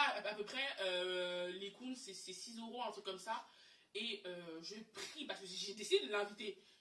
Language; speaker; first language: French; native; French